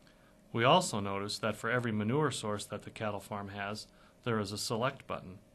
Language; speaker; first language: English; native; English